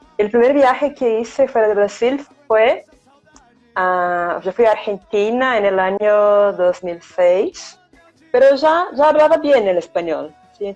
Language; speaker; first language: Spanish; non-native, fluent; Portuguese